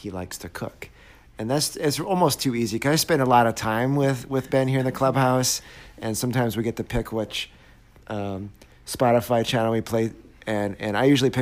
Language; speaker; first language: English; native; English